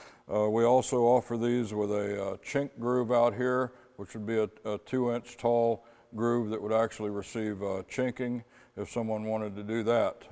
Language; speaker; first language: English; native; English